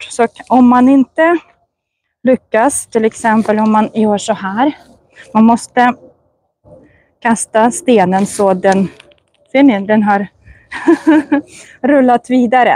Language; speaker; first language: Swedish; non-native, fluent; Russian